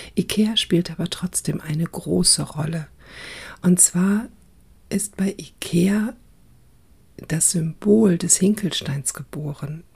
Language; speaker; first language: German; early bilingual, other home language; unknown